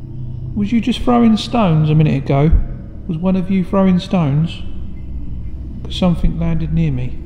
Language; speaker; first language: English; native; English